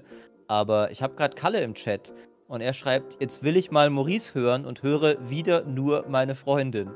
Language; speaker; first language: German; native; German